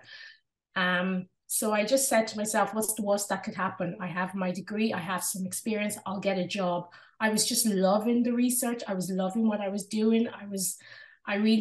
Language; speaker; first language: English; non-native, local second language; Yoruba